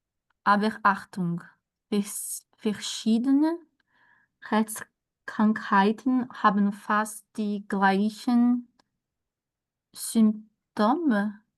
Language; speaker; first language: German; non-native, learner; Portuguese